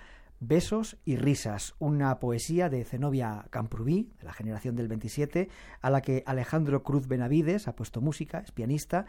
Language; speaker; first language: Spanish; native; Spanish